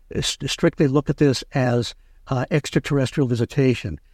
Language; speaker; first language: English; native; English